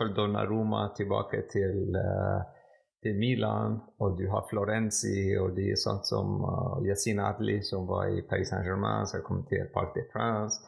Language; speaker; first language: Norwegian; non-native, fluent; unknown